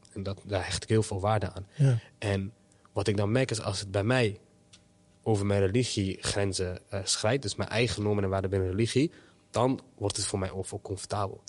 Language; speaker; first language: Dutch; early bilingual, other home language; Somali